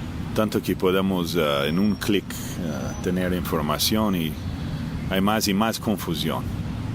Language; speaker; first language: Spanish; non-native, fluent; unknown